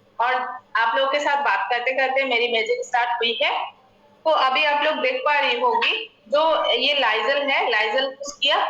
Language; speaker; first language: Hindi; non-native, local second language; Assamese